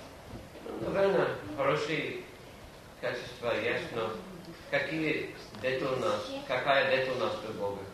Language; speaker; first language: Russian; non-native, fluent; English